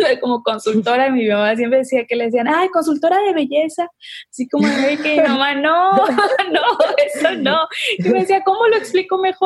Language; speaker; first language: Spanish; native; Spanish